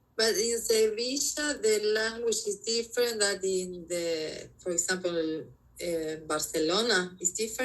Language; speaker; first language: English; non-native, learner; Spanish